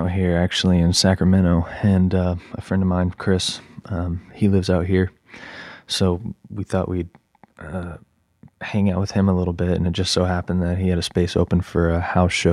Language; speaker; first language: English; native; English